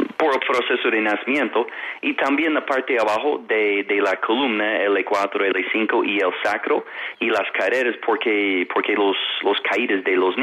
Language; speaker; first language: Spanish; non-native, fluent; English